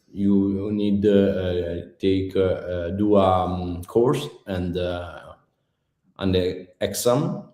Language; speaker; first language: English; non-native, learner; Italian